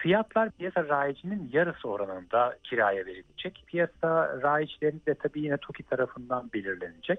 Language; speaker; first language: Turkish; native; Turkish